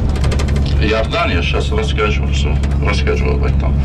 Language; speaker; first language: Russian; non-native, fluent; Arabic